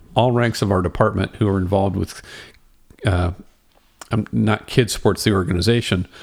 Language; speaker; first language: English; native; English